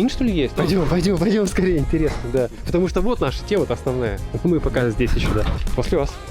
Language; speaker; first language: Russian; native; Russian